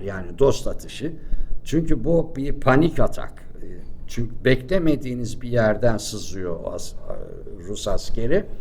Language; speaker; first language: Turkish; native; Turkish